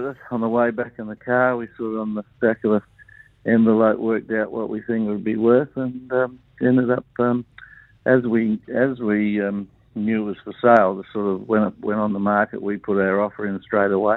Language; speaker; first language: English; native; English